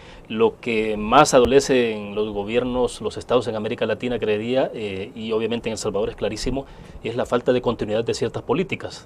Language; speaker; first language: Spanish; native; Spanish